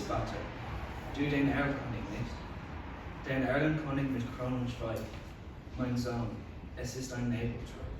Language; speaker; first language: German; non-native, learner; English